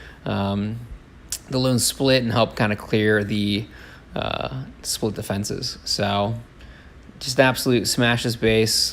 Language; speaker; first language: English; native; English